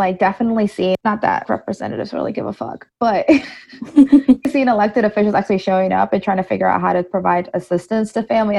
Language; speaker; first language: English; early bilingual, other home language; Spanish